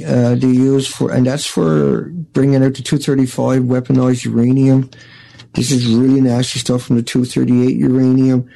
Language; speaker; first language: English; native; English